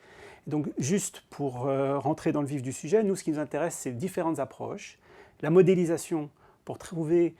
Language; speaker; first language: French; native; French